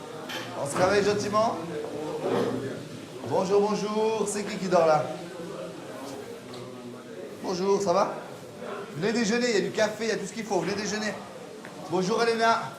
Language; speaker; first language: French; native; French